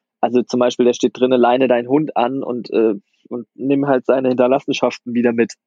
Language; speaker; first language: German; native; German